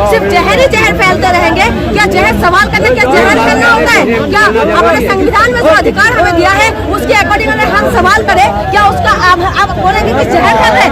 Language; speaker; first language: Hindi; non-native, local second language; Manipuri